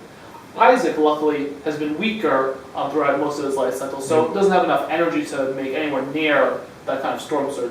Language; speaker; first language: English; native; English